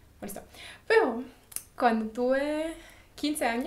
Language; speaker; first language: Spanish; early bilingual, heritage; German